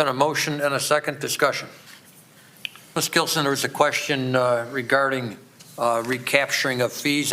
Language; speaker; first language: English; native; English